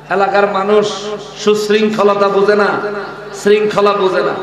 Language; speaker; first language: Bangla; native; Bangla